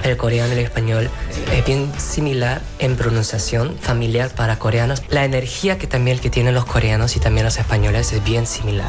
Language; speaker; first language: Spanish; non-native, fluent; Korean